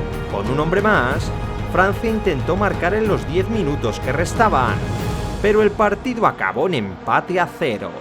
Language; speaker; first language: Spanish; native; Spanish